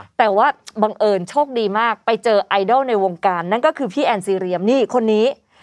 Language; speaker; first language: Thai; native; Thai